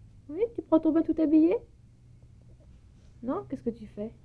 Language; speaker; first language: French; native; French